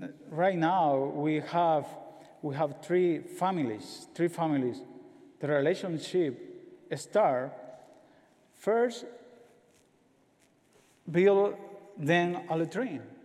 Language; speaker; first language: English; non-native, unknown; Spanish